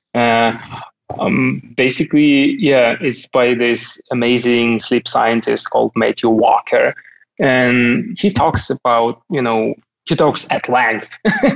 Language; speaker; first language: English; non-native, fluent; Russian